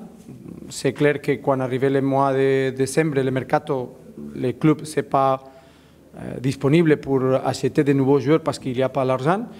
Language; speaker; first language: French; non-native, learner; Spanish